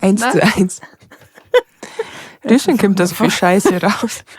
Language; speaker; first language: German; native; German